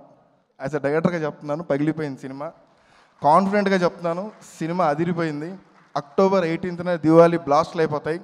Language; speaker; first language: Telugu; native; Telugu